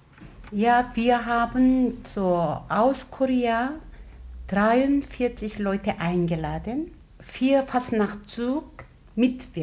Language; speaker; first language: German; non-native, learner; Korean